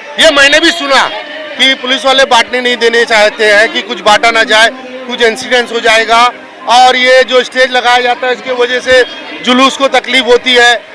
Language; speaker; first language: Hindi; native; Hindi